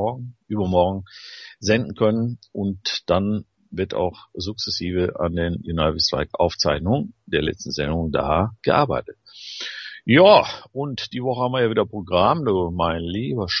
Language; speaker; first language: German; native; German